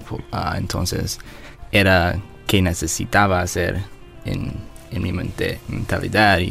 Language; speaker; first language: Spanish; non-native, learner; English